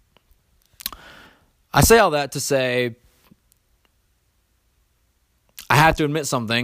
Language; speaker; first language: English; native; English